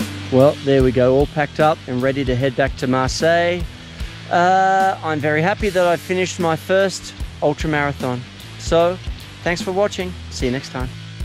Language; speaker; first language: English; native; English